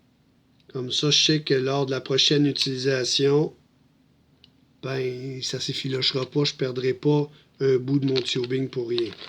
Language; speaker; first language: French; native; French